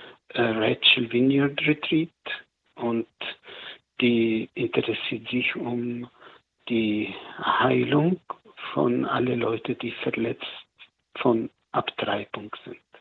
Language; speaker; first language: German; non-native, learner; Arabic